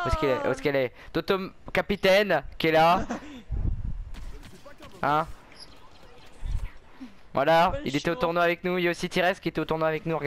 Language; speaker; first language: French; native; French